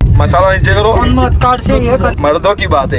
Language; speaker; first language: Hindi; non-native, local second language; Gujarati